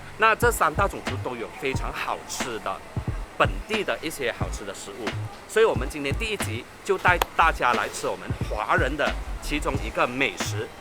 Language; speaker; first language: Chinese; native; Chinese